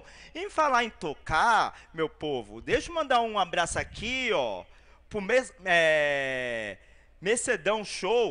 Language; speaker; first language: Portuguese; native; Portuguese